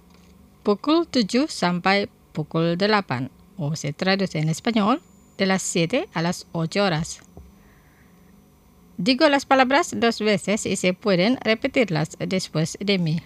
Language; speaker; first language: Spanish; non-native, fluent; Indonesian